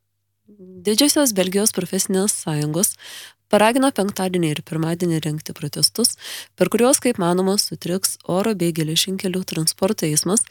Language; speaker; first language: Lithuanian; native; Lithuanian